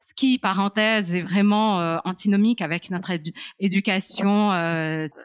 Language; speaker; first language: French; non-native, local second language; Arabic